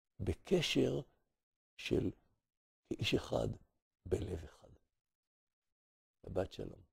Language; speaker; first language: Hebrew; native; Hebrew